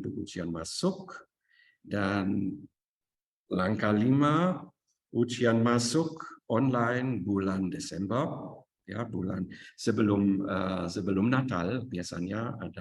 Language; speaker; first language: Indonesian; non-native, fluent; German